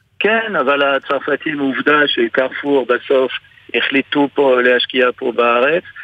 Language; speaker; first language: Hebrew; non-native, fluent; French